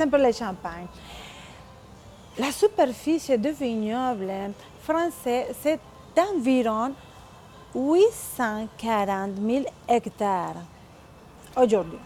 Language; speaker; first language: French; non-native, fluent; Spanish